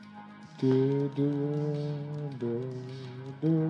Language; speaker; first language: English; native; English